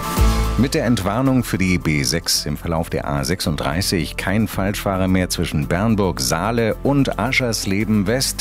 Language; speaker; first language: German; native; German